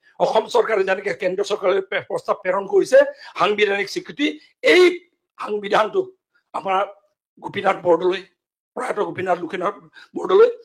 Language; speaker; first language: Assamese; non-native, local second language; Mising